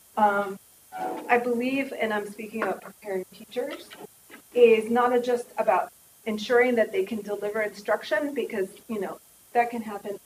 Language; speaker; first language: English; native; English